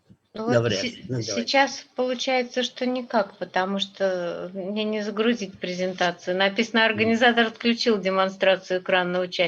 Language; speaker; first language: Russian; native; Russian